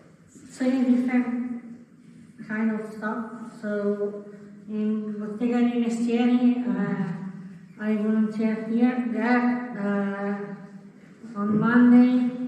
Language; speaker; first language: English; non-native, learner; Italian